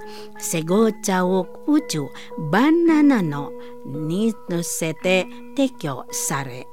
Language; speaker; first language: Japanese; non-native, learner; Indonesian